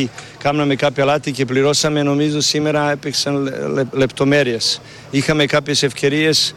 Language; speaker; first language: Greek; non-native, learner; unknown